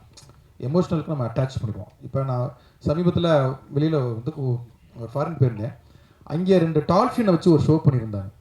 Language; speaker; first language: Tamil; native; Tamil